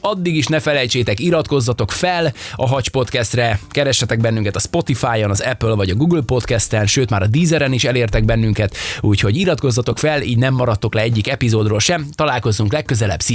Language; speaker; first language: Hungarian; native; Hungarian